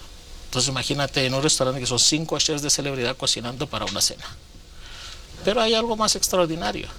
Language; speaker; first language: Spanish; non-native, fluent; Greek